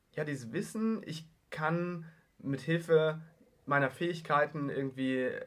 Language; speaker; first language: German; native; German